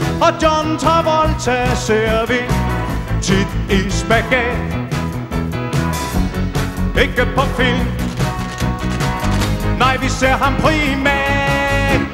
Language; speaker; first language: Danish; native; Danish